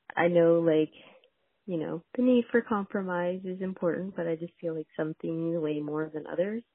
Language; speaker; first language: English; native; English